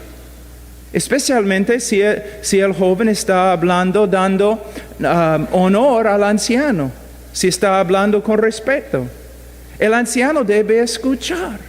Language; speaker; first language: Spanish; non-native, fluent; English